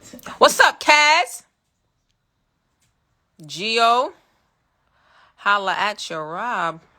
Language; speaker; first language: English; native; English